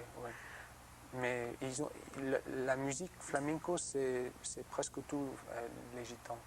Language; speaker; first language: French; non-native, learner; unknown